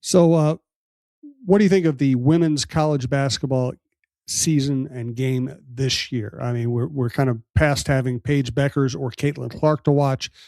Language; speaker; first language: English; native; English